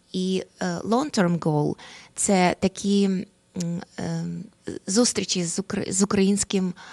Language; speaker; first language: Ukrainian; non-native, local second language; Russian